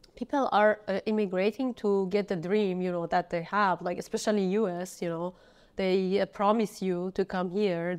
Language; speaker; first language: English; non-native, fluent; Persian